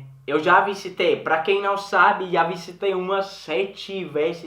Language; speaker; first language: Portuguese; non-native, learner; Swedish